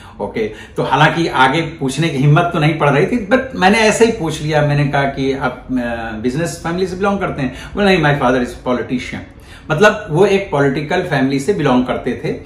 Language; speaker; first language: Hindi; native; Hindi